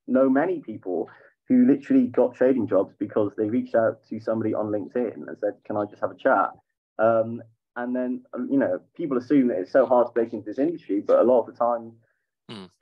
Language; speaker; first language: English; native; English